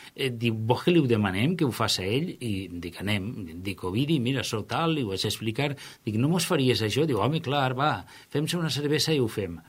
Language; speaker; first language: Catalan; native; Catalan